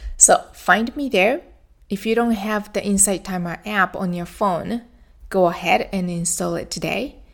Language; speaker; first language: English; non-native, fluent; Japanese